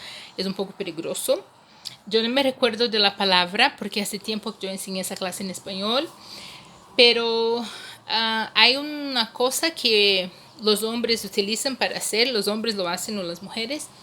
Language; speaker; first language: Spanish; non-native, fluent; Portuguese